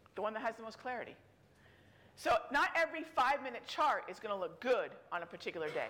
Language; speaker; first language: English; native; English